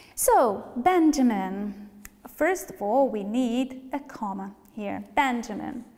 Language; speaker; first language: English; non-native, fluent; Hungarian